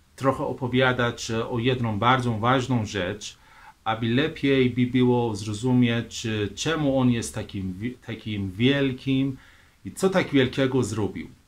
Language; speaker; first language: Polish; non-native, fluent; Persian